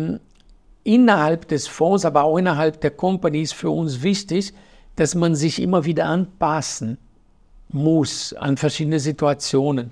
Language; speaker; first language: German; non-native, fluent; Portuguese